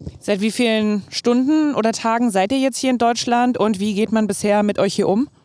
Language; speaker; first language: German; native; German